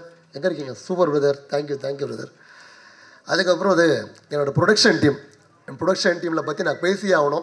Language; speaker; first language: Tamil; native; Tamil